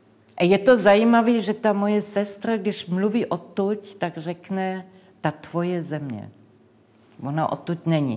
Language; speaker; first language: Czech; non-native, local second language; English